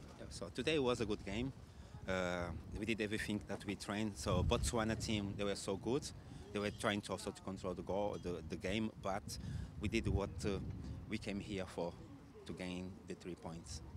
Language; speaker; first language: English; non-native, fluent; Portuguese